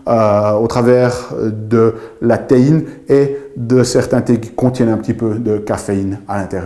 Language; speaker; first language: French; native; French